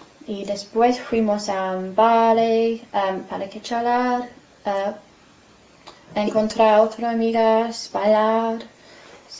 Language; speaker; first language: Spanish; non-native, learner; English